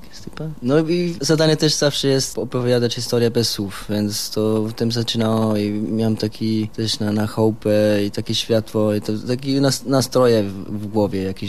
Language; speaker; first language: Polish; non-native, learner; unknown